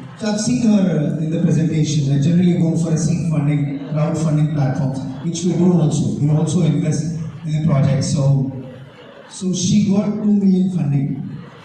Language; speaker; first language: English; non-native, local second language; Telugu